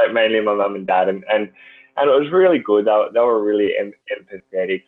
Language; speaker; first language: English; native; English